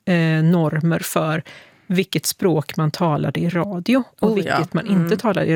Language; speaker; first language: Swedish; native; Swedish